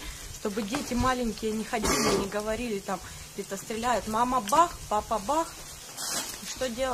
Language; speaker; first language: Russian; native; Russian